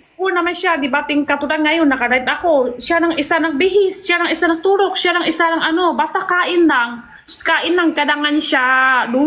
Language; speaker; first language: Filipino; non-native, local second language; Cebuano